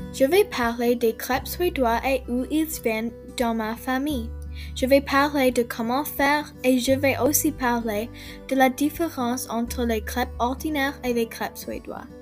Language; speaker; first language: French; non-native, learner; English